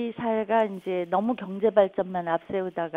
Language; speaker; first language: Korean; native; Korean